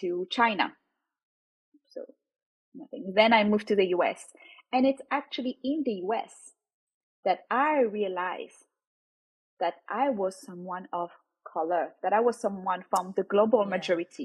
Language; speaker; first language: English; non-native, fluent; French